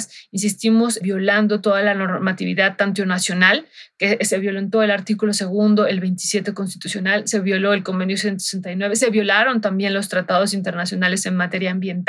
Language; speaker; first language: Spanish; native; Spanish